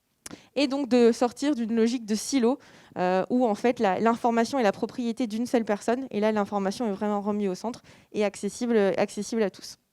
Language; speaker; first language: French; native; French